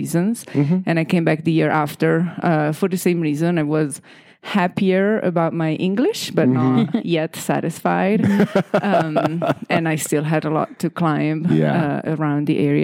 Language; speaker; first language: English; non-native, fluent; Italian